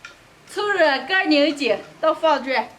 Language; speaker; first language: Chinese; native; Chinese